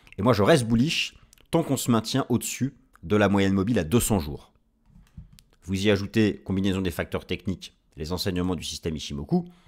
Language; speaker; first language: French; native; French